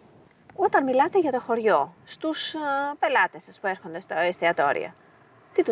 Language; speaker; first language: Greek; native; Greek